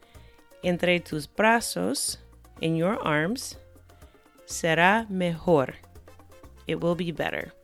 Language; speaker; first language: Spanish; non-native, fluent; English